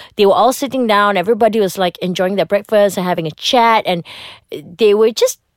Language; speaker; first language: English; non-native, local second language; Malay